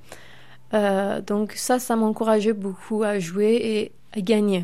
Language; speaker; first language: French; non-native, fluent; Persian